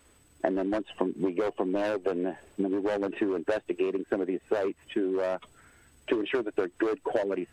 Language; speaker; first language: English; native; English